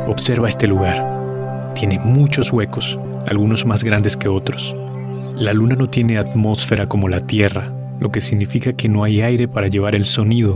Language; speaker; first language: Spanish; native; Spanish